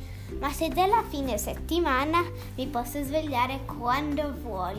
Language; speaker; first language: Italian; early bilingual, heritage; Italian